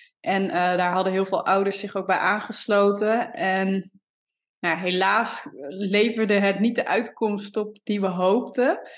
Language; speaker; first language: Dutch; native; Dutch